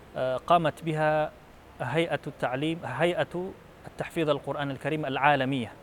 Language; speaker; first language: Arabic; non-native, fluent; Filipino